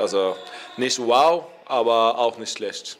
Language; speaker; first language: German; non-native, learner; Norwegian